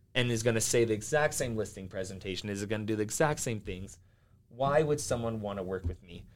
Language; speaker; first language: English; early bilingual, other home language; Finnish